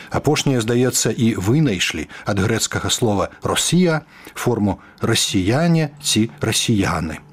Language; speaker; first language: Belarusian; native; Belarusian